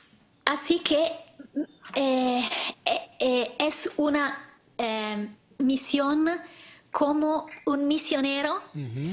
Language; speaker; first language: Spanish; non-native, learner; Italian